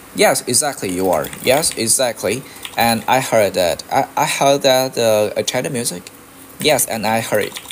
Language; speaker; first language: English; non-native, fluent; Vietnamese